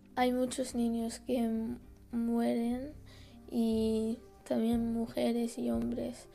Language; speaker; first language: Spanish; non-native, learner; Arabic